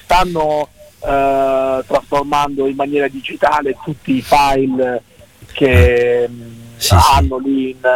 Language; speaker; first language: Italian; native; Italian